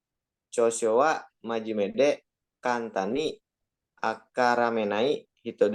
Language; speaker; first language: Japanese; non-native, learner; Indonesian